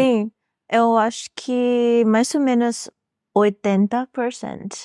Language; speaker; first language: Portuguese; non-native, learner; Thai